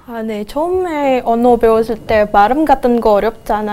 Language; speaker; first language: Korean; non-native, fluent; Indonesian